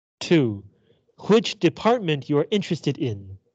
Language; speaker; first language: English; non-native, fluent; Chinese